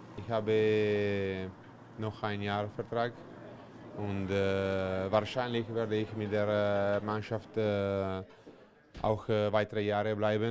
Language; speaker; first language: German; non-native, local second language; Italian